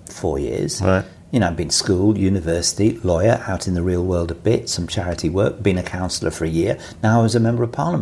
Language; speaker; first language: English; native; English